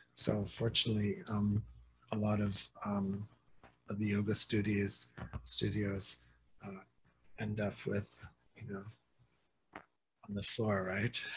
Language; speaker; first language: English; native; English